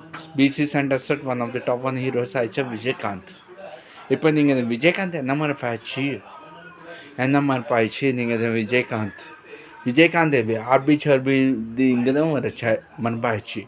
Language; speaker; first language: Tamil; non-native, learner; Telugu